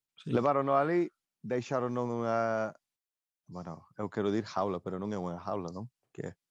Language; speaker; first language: Galician; non-native, local second language; Spanish